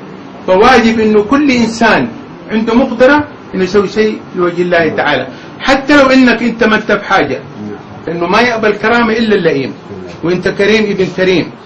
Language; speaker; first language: Arabic; native; Arabic